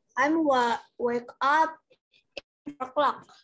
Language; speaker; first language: English; non-native, local second language; Indonesian